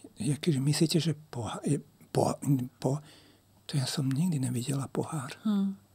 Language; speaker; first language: Slovak; non-native, local second language; Hungarian